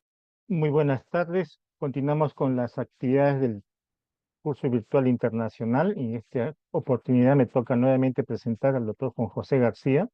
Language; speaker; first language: Spanish; native; Spanish